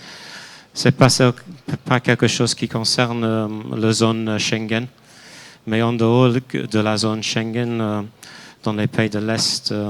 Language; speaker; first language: French; non-native, fluent; English